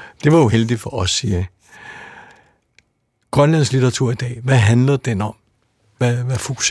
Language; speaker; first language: Danish; native; Danish